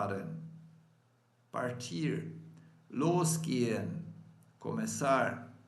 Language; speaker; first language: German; non-native, fluent; Portuguese